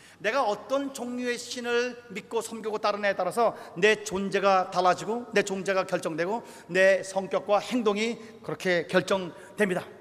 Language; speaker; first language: Korean; native; Korean